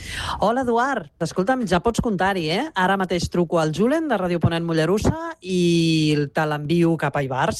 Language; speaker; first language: Catalan; native; Catalan